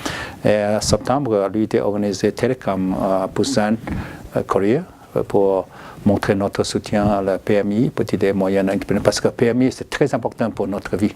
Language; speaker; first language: French; non-native, learner; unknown